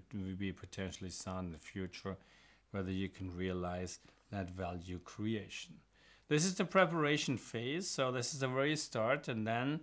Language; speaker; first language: English; non-native, fluent; German